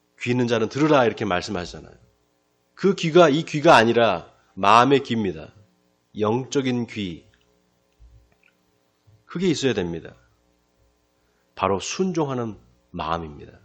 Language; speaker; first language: Korean; native; Korean